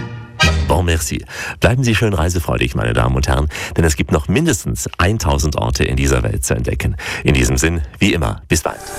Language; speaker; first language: German; native; German